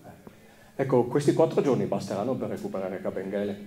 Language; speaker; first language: Italian; native; Italian